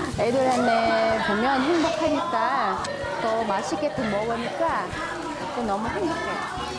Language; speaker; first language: Korean; non-native, learner; Filipino